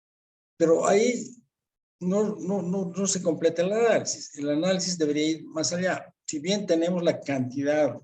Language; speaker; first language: Spanish; native; Spanish